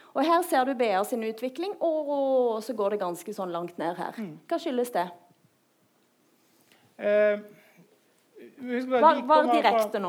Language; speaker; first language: Norwegian; native; Norwegian